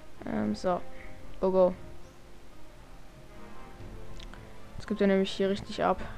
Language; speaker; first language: German; native; German